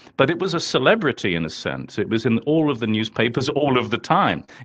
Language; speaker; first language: English; native; English